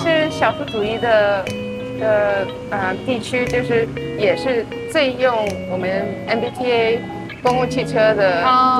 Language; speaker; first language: Chinese; early bilingual, heritage; Chinese